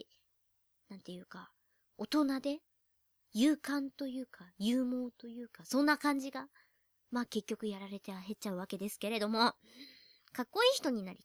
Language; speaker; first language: Japanese; native; Japanese